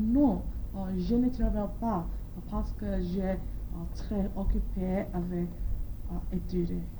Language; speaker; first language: French; non-native, learner; Korean